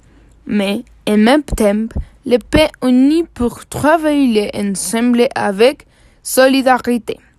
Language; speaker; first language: French; non-native, learner; Spanish